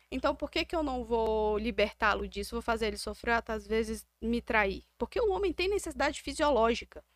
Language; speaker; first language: Portuguese; native; Portuguese